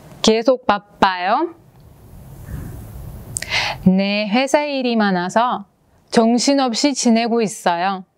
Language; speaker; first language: Korean; non-native, fluent; Russian